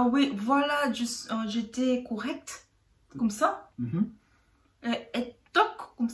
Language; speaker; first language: French; non-native, learner; Korean